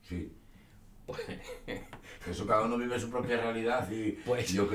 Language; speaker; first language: Spanish; native; Spanish